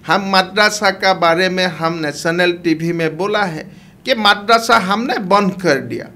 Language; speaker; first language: Hindi; non-native, local second language; Assamese